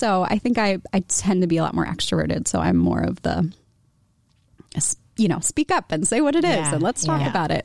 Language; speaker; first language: English; native; English